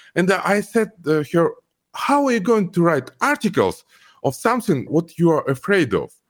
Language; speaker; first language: English; non-native, fluent; Kazakh